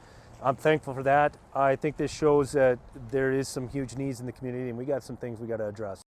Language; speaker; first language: English; native; English